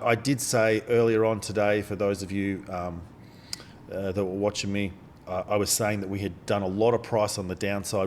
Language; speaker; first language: English; native; English